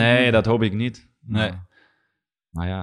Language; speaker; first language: Dutch; non-native, learner; German